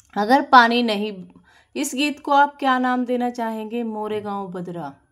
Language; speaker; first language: Hindi; native; Hindi